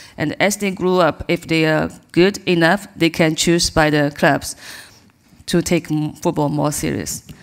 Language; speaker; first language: English; non-native, learner; Chinese